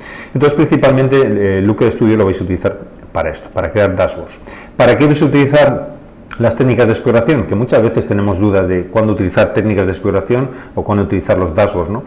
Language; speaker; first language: Spanish; native; Spanish